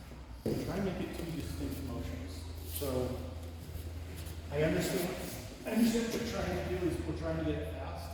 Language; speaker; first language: English; native; English